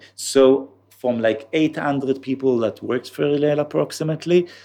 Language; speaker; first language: English; non-native, fluent; Hebrew